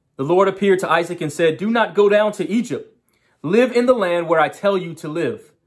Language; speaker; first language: English; native; English